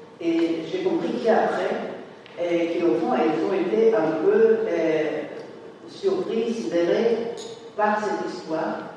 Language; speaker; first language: French; non-native, fluent; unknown